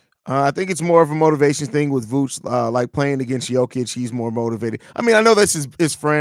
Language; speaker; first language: English; native; English